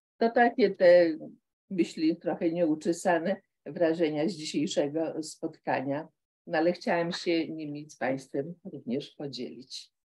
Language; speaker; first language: Polish; native; Polish